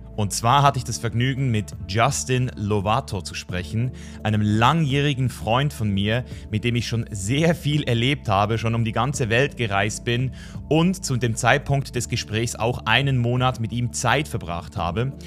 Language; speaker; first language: German; native; German